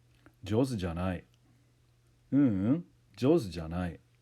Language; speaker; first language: Japanese; non-native, fluent; English